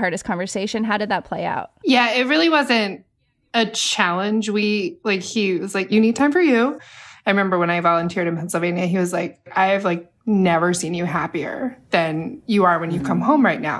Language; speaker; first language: English; native; English